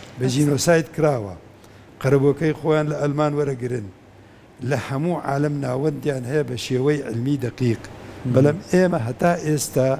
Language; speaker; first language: Central Kurdish; non-native, local second language; Kurdish